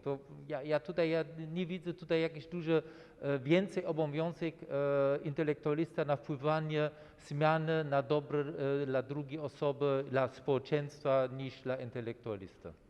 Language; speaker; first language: Polish; non-native, fluent; German